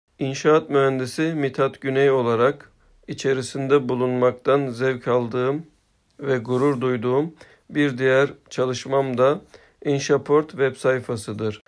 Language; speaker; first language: Turkish; early bilingual, heritage; Turkish